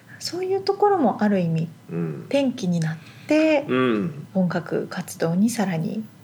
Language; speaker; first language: Japanese; native; Japanese